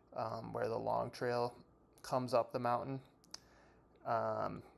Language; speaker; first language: English; native; English